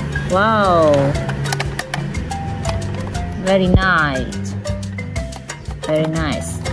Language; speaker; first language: English; non-native, learner; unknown